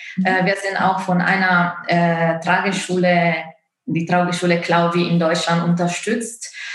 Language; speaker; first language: German; non-native, fluent; Italian